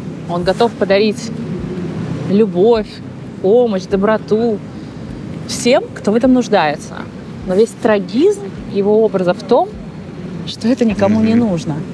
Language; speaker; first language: Russian; native; Russian